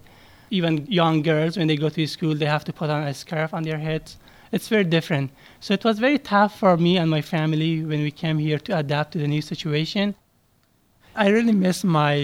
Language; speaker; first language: English; non-native, fluent; Persian